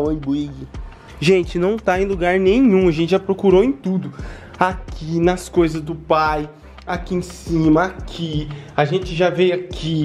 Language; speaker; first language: Portuguese; native; Portuguese